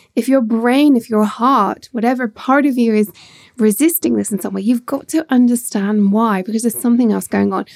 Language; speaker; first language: English; native; English